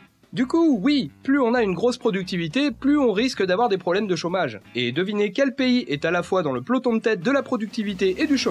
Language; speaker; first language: French; native; French